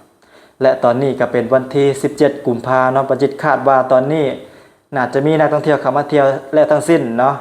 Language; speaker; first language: Thai; non-native, local second language; Northeastern Thai